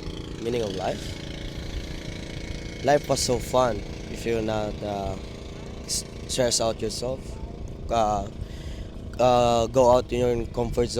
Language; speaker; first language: English; non-native, local second language; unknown